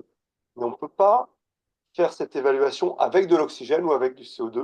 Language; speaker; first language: French; native; French